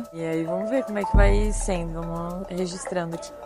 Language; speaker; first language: Portuguese; native; Portuguese